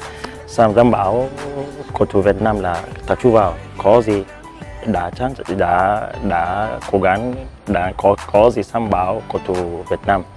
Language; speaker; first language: Vietnamese; non-native, learner; Portuguese